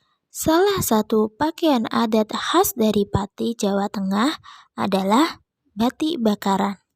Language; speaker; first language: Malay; non-native, local second language; Javanese